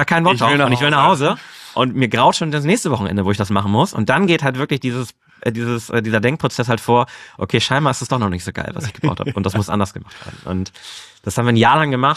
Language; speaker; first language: German; native; German